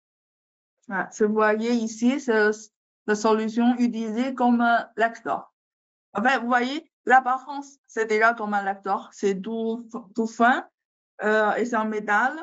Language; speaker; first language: French; non-native, learner; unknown